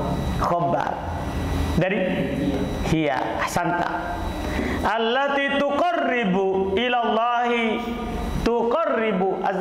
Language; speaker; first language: Arabic; non-native, fluent; Indonesian